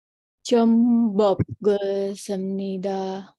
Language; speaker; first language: Korean; non-native, learner; Indonesian